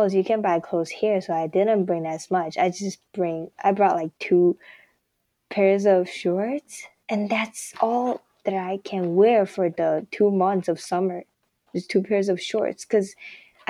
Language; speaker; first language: English; non-native, fluent; Chinese